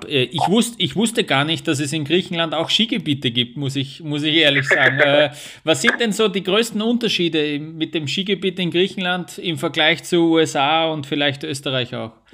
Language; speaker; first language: German; native; German